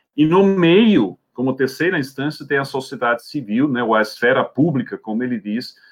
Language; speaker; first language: Portuguese; non-native, fluent; Swiss German